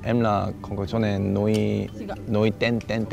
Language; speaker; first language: Vietnamese; non-native, learner; Korean